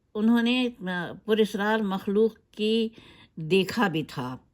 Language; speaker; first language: Urdu; native; Urdu